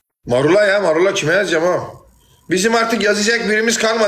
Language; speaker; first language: Turkish; native; Turkish